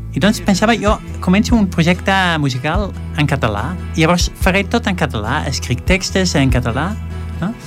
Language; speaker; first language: Catalan; non-native, fluent; Dutch